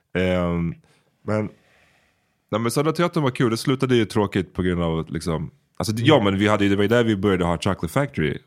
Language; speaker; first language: Swedish; early bilingual, other home language; Bosnian